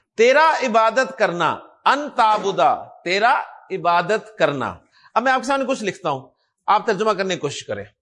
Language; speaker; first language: Urdu; native; Urdu